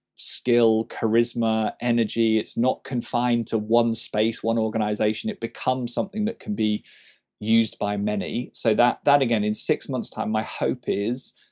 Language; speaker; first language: English; native; English